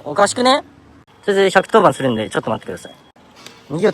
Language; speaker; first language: Japanese; native; Japanese